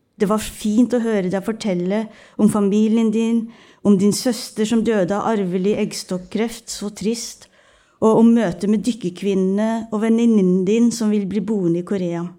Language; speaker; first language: Norwegian; early bilingual, other home language; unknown